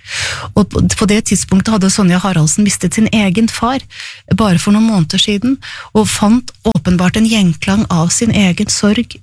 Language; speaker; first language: Norwegian; native; Norwegian